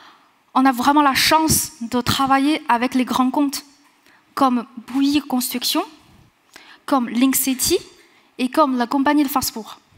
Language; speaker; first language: French; non-native, fluent; Chinese